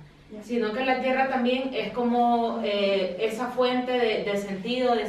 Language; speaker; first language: Spanish; native; Spanish